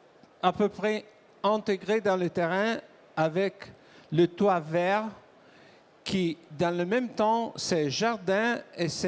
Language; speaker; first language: French; non-native, learner; Italian